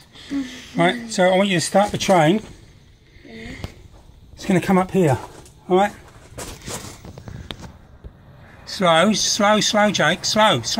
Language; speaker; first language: English; native; English